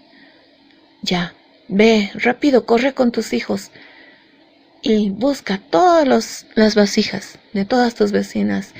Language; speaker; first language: Spanish; native; Spanish